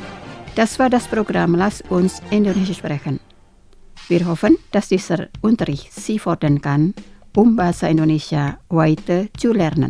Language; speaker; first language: German; non-native, fluent; Indonesian